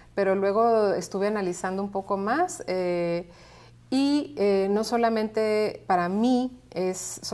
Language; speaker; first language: Spanish; native; Spanish